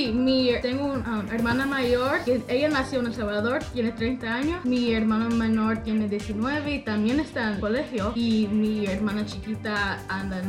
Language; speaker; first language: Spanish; early bilingual, heritage; English